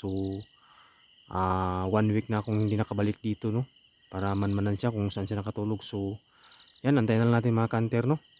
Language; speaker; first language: Filipino; non-native, local second language; Cebuano